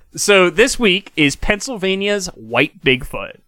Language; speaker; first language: English; native; English